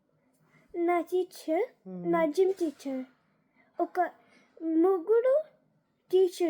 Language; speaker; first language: Telugu; early bilingual, heritage; Telugu